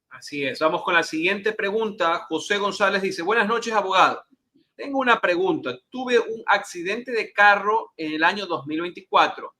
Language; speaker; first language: Spanish; native; Spanish